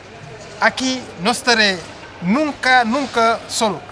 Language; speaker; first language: Spanish; non-native, fluent; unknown